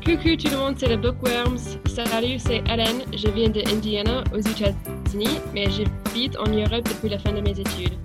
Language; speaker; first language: French; non-native, fluent; English